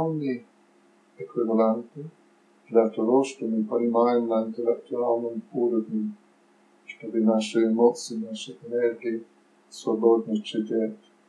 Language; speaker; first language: Russian; non-native, fluent; English